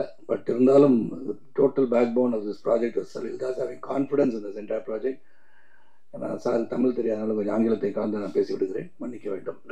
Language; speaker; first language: Tamil; native; Tamil